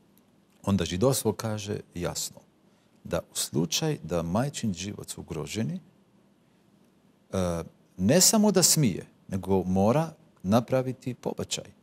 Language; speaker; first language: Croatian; non-native, fluent; Hebrew